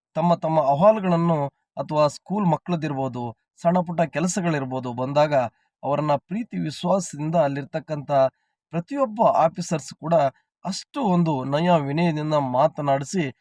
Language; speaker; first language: Kannada; native; Kannada